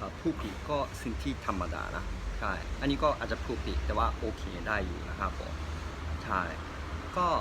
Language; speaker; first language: Thai; non-native, learner; Japanese